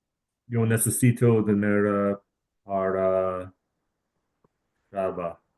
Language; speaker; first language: Spanish; non-native, learner; English